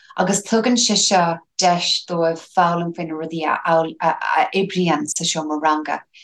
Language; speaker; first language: Irish; native; Irish